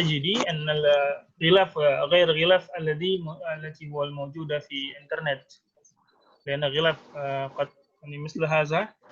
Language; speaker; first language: Arabic; non-native, fluent; Indonesian